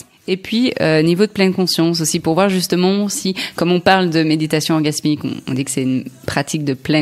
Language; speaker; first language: French; native; French